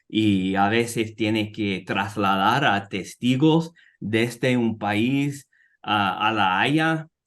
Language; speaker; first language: Spanish; non-native, fluent; English